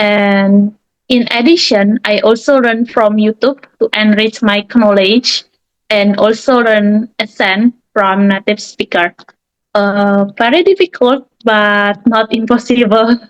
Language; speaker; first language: English; non-native, learner; Indonesian